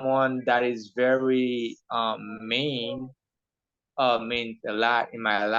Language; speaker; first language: English; non-native, fluent; Haitian Creole